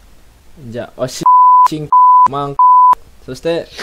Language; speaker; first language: Japanese; non-native, learner; Indonesian